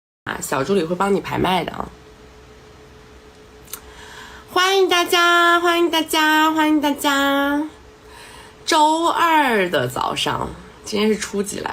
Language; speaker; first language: Chinese; native; Chinese